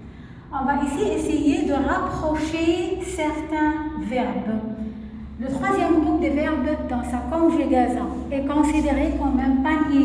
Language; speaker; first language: French; non-native, fluent; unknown